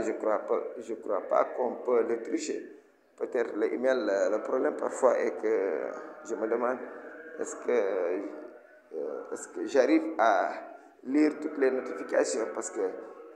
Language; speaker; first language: French; non-native, local second language; Wolof